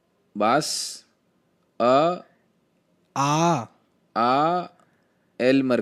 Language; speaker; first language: Spanish; non-native, learner; Hindi